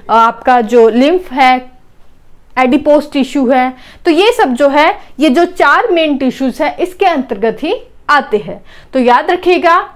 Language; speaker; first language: Hindi; native; Hindi